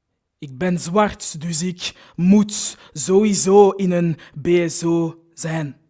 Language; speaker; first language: Dutch; early bilingual, other home language; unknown